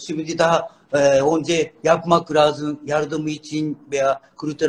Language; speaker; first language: Turkish; non-native, learner; Japanese